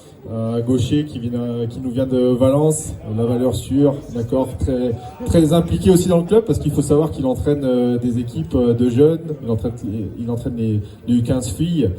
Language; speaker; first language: French; native; French